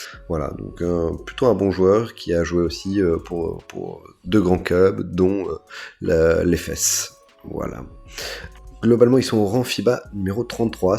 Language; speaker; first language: French; native; French